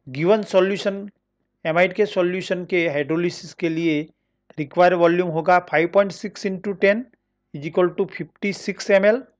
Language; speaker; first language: Hindi; non-native, local second language; Marathi